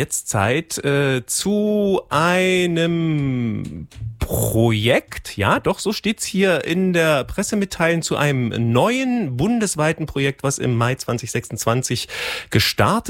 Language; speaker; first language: German; native; German